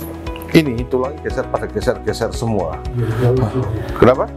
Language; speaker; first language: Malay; non-native, local second language; Javanese